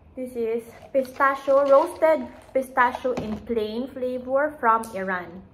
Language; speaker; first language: English; non-native, local second language; Hiligaynon